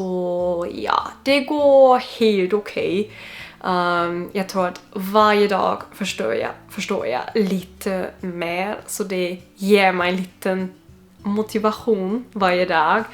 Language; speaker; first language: Swedish; non-native, learner; German